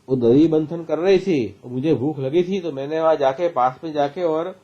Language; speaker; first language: Hindi; non-native, local second language; Gujarati